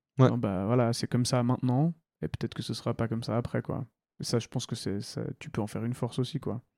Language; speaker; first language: French; native; French